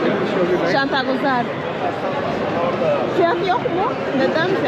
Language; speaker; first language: Turkish; non-native, learner; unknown